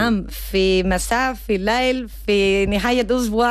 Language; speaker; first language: Arabic; non-native, learner; Spanish